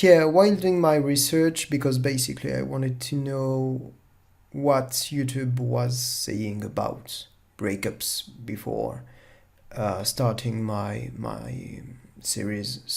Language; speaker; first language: English; non-native, fluent; French